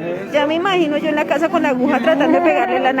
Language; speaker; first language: Spanish; native; Spanish